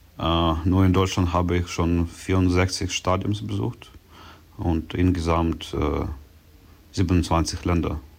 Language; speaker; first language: German; non-native, learner; Ukrainian